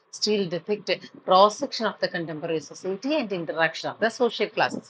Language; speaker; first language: English; non-native, local second language; Malayalam